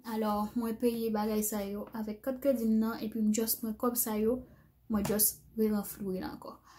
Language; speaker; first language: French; non-native, learner; Haitian Creole